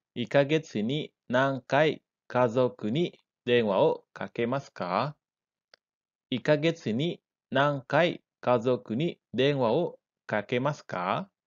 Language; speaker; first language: Japanese; non-native, fluent; Indonesian